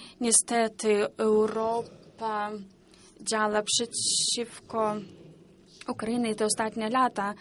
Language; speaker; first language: Polish; non-native, learner; Ukrainian